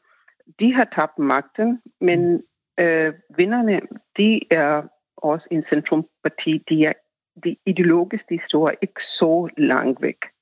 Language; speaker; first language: Danish; non-native, fluent; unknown